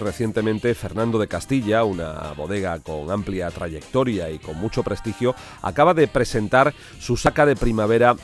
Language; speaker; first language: Spanish; native; Spanish